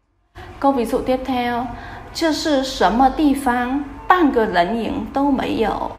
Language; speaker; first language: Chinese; non-native, fluent; Vietnamese